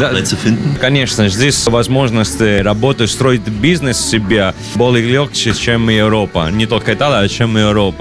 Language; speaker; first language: Russian; non-native, learner; Italian